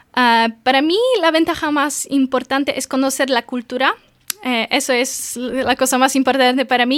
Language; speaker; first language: Spanish; non-native, fluent; Polish